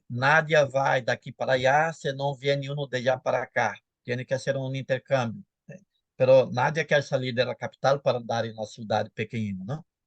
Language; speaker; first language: Spanish; non-native, fluent; Portuguese